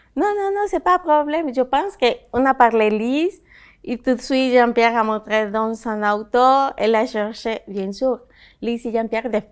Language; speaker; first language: French; non-native, fluent; Spanish